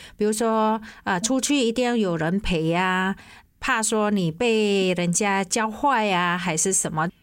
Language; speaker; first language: Chinese; native; Chinese